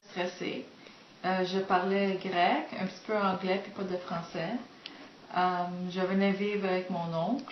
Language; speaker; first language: French; non-native, fluent; Greek